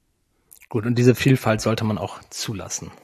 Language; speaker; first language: German; native; German